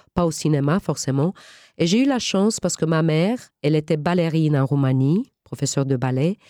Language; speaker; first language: French; non-native, fluent; Romanian